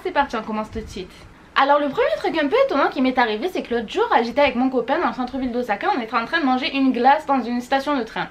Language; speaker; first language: French; native; French